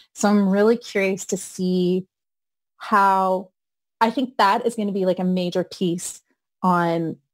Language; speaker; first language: English; native; English